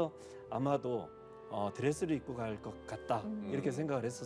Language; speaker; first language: Korean; native; Korean